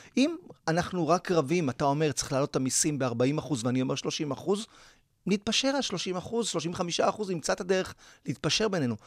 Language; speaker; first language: Hebrew; early bilingual, other home language; Spanish